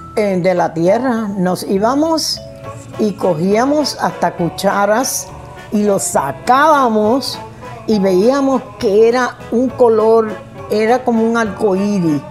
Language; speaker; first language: Spanish; native; Spanish